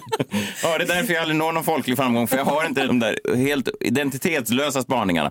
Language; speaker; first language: Swedish; native; Swedish